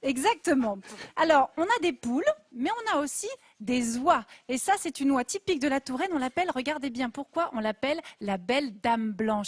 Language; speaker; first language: French; native; French